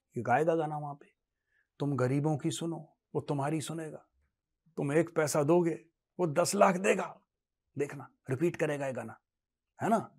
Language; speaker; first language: Urdu; native; Urdu